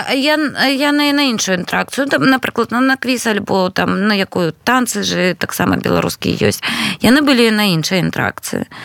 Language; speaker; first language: Belarusian; non-native, local second language; Russian